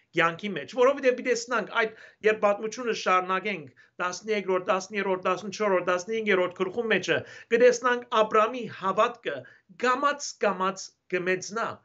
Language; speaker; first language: Armenian; early bilingual, heritage; Armenian